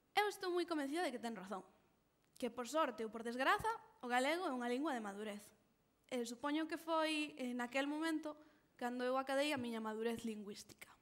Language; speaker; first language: Galician; non-native, local second language; Spanish